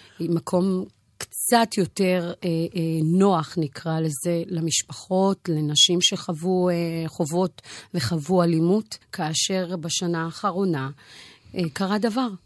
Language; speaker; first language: Hebrew; early bilingual, other home language; Amharic